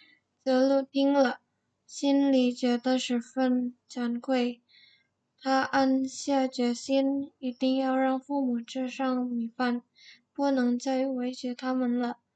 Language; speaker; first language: Chinese; non-native, learner; Indonesian